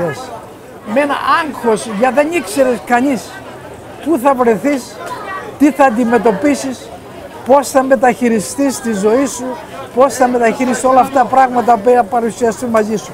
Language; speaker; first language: Greek; native; Greek